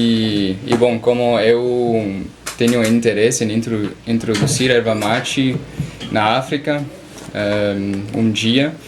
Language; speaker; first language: Portuguese; non-native, learner; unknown